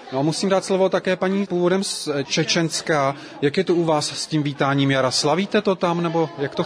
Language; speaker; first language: Czech; native; Czech